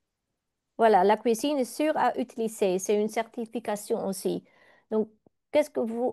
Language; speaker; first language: French; non-native, learner; Dutch